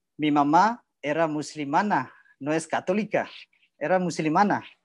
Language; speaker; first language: Spanish; non-native, learner; Indonesian